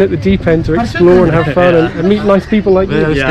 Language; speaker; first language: English; native; English